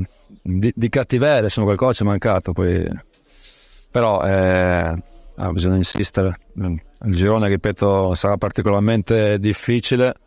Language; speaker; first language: Italian; native; Italian